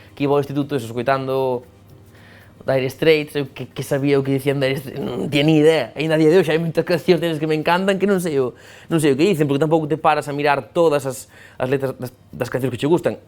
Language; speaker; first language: Galician; native; Galician